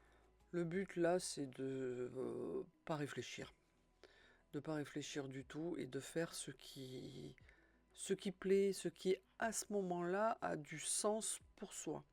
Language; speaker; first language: French; native; French